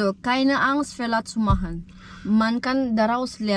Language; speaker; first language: German; non-native, learner; Indonesian